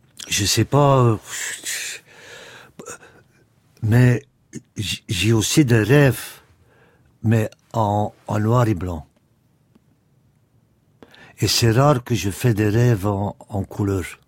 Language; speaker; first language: French; non-native, local second language; Dutch